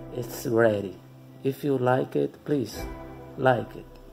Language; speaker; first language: English; non-native, learner; Portuguese